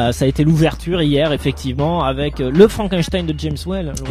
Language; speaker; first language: French; native; French